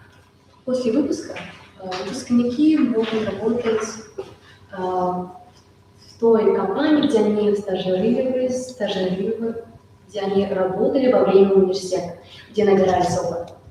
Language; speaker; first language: Russian; non-native, local second language; Kazakh